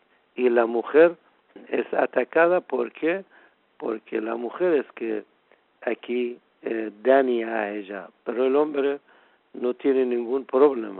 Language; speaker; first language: Spanish; non-native, fluent; Persian